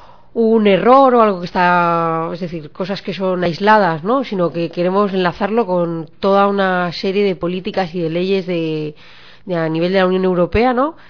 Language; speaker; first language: Spanish; native; Spanish